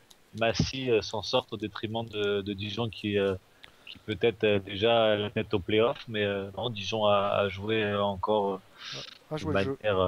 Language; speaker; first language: French; native; French